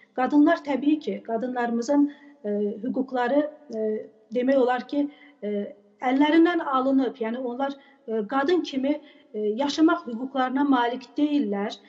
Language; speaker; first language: Azerbaijani; native; Azerbaijani